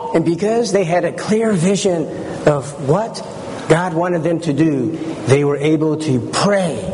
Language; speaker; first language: English; early bilingual, other home language; Chinese